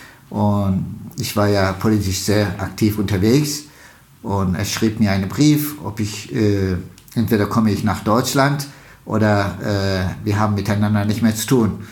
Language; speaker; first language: German; non-native, fluent; Turkish